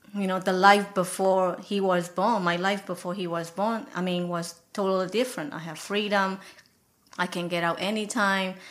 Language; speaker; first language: English; non-native, fluent; Burmese